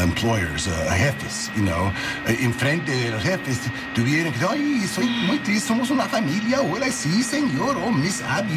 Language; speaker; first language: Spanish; non-native, learner; English